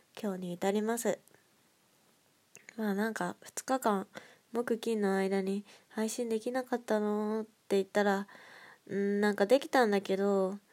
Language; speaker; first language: Japanese; native; Japanese